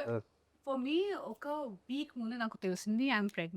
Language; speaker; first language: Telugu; non-native, local second language; Hindi